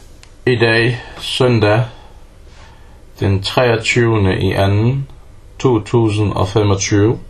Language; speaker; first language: Danish; non-native, fluent; Arabic